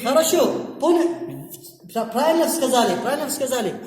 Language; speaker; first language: Russian; non-native, learner; Arabic